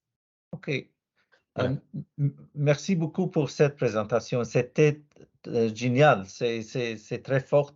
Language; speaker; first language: French; non-native, learner; Arabic